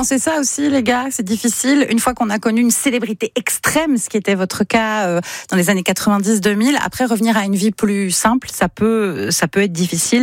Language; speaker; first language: French; native; French